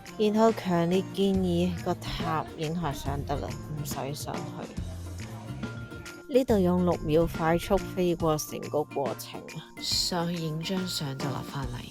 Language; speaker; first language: Cantonese; native; Cantonese